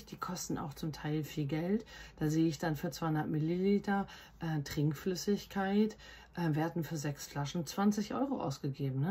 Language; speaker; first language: German; native; German